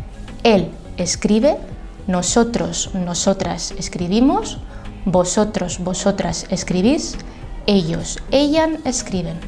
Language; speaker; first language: Spanish; non-native, fluent; Hindi